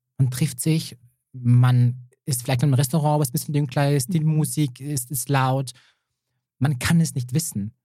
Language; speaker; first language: German; early bilingual, other home language; Serbian